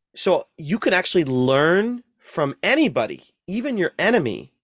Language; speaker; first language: English; native; English